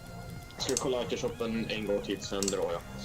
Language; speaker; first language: Swedish; native; Swedish